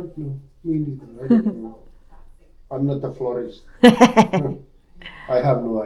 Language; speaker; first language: English; non-native, fluent; Finnish